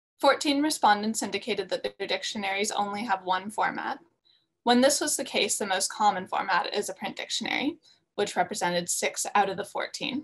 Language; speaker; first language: English; native; English